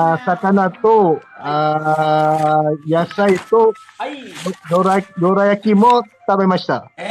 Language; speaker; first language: Japanese; non-native, learner; Malay